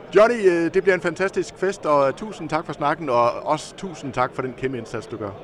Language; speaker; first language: Danish; native; Danish